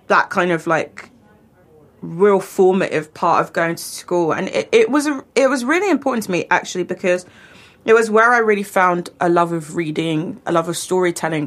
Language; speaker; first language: English; native; English